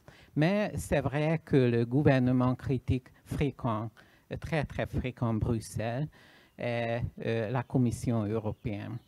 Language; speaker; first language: French; non-native, learner; Hungarian